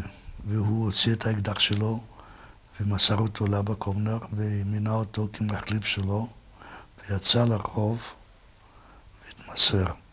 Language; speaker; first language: Hebrew; non-native, fluent; Yiddish